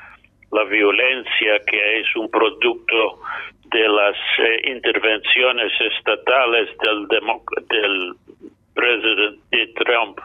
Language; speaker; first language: Spanish; non-native, fluent; English